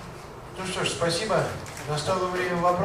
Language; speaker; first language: Russian; native; Russian